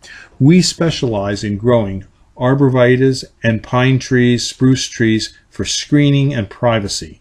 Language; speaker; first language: English; native; English